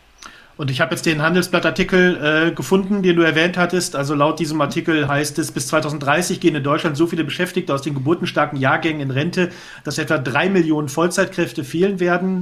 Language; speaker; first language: German; native; German